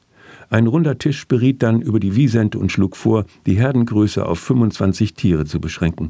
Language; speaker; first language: German; native; German